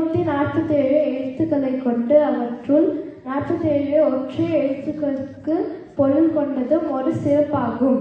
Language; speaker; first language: Tamil; early bilingual, heritage; Tamil